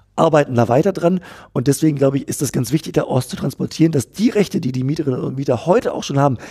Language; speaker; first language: German; native; German